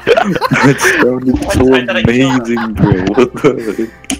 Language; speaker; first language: English; native; English